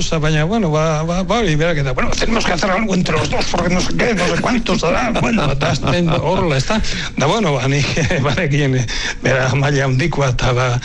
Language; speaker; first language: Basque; native; Basque